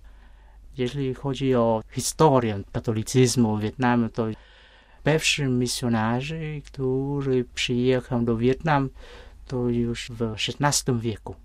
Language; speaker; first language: Polish; non-native, fluent; Vietnamese